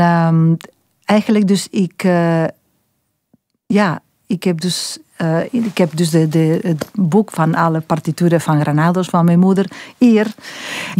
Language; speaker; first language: Dutch; non-native, fluent; Spanish